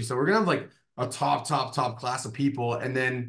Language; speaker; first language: English; native; English